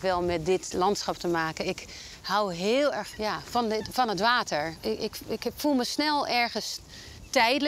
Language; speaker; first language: Dutch; native; Dutch